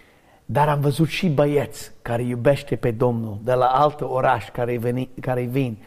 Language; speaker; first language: Romanian; non-native, learner; English